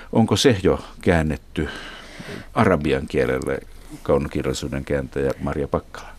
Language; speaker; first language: Finnish; native; Finnish